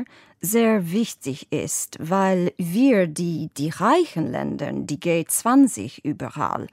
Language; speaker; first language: German; non-native, fluent; English